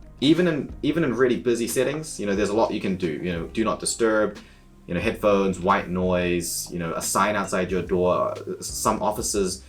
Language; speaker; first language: English; native; English